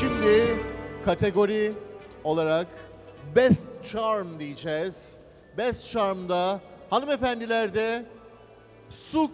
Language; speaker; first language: Turkish; native; Turkish